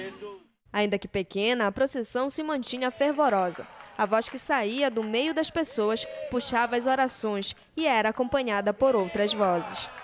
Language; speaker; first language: Portuguese; native; Portuguese